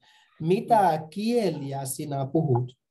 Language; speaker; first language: Finnish; non-native, fluent; Burmese